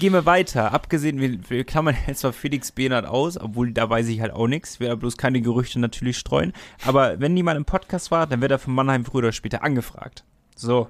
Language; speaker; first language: German; native; German